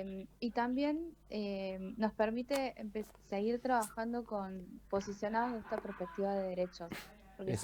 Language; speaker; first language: Spanish; native; Spanish